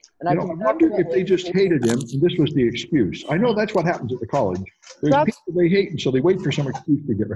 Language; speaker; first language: English; native; English